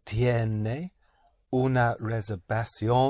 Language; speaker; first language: Spanish; non-native, learner; English